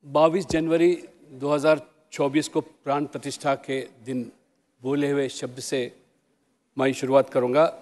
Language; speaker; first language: Hindi; non-native, local second language; Telugu